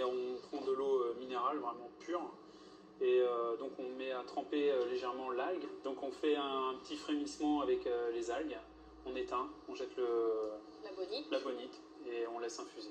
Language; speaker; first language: French; native; French